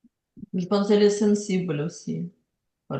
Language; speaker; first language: French; non-native, learner; Ukrainian